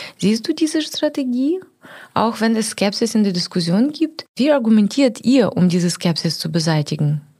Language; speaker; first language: German; non-native, fluent; Ukrainian